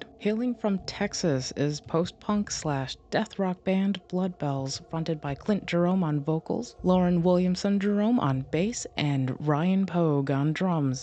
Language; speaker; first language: English; native; English